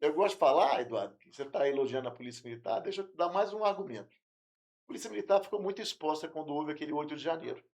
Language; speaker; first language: Portuguese; native; Portuguese